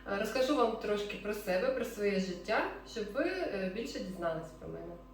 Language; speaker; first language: Ukrainian; non-native, local second language; Russian